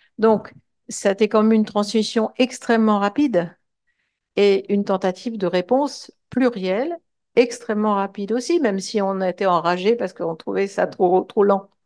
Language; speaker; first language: French; native; French